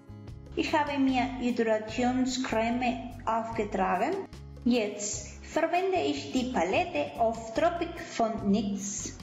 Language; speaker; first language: German; non-native, fluent; Spanish